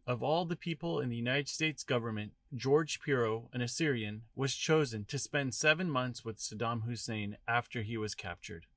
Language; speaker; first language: English; native; English